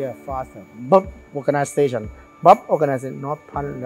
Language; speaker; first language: English; non-native, learner; Thai